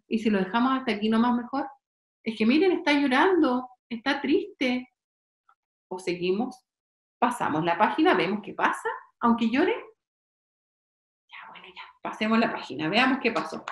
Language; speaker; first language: Spanish; native; Spanish